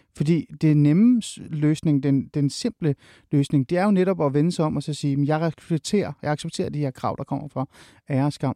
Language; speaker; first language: Danish; early bilingual, other home language; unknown